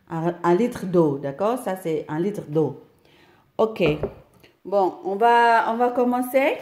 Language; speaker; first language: French; non-native, fluent; Indonesian